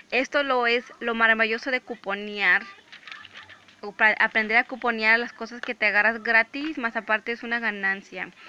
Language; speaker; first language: Spanish; early bilingual, other home language; English